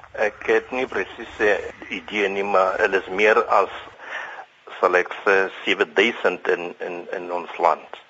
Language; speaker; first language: Afrikaans; non-native, local second language; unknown